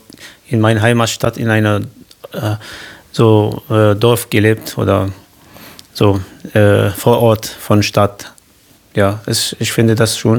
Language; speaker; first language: German; non-native, learner; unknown